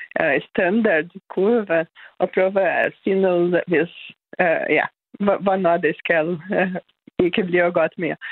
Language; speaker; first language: Danish; non-native, fluent; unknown